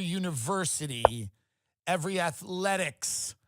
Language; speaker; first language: English; native; English